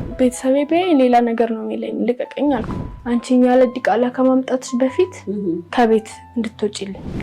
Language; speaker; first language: Amharic; non-native, local second language; Oromo